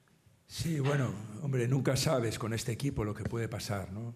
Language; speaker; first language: Spanish; native; Spanish